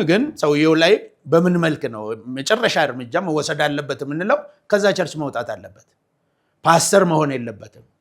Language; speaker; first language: Amharic; non-native, local second language; Oromo